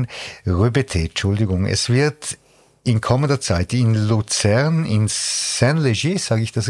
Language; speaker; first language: German; native; German